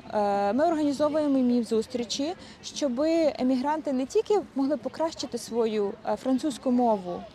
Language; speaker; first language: Ukrainian; native; Ukrainian